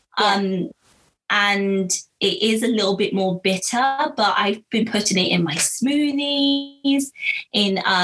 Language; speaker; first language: English; native; English